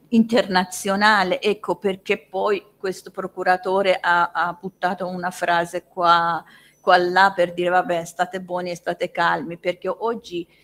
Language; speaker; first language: Italian; non-native, fluent; Persian